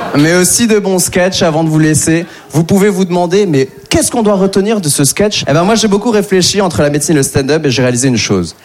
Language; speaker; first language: French; native; French